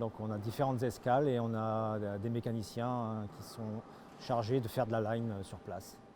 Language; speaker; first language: French; native; French